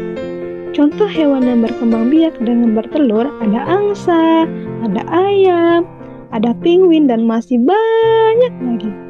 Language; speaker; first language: Indonesian; native; Indonesian